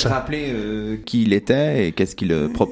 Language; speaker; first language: French; native; French